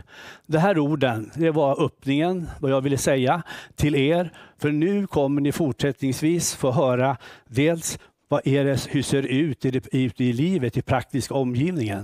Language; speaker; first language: Swedish; native; Swedish